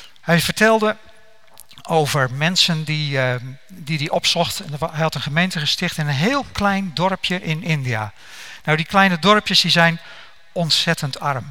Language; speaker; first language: Dutch; native; Dutch